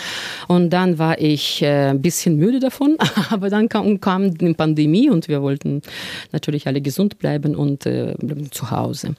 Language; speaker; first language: German; non-native, fluent; Russian